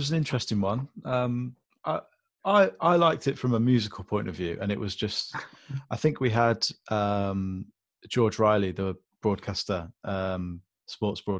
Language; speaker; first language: English; native; English